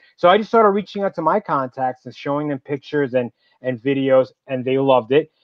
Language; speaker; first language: English; native; English